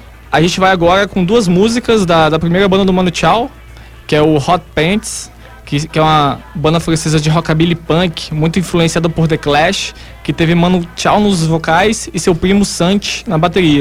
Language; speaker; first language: Portuguese; native; Portuguese